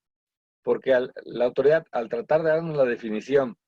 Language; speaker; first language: Spanish; native; Spanish